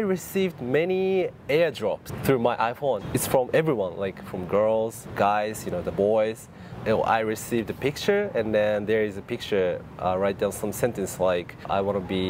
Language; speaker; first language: English; non-native, fluent; Japanese